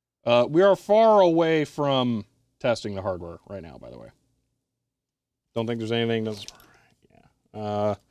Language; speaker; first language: English; native; English